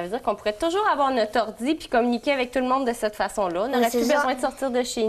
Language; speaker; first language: French; native; French